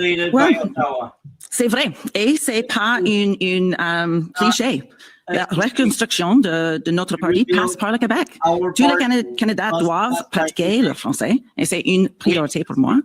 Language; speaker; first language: French; non-native, learner; English